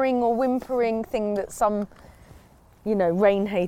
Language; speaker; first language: English; native; English